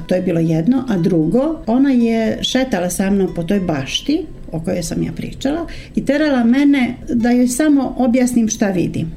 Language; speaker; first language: Serbian; non-native, local second language; Romanian